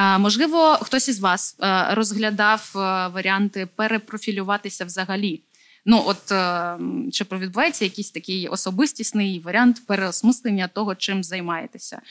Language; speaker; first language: Ukrainian; native; Ukrainian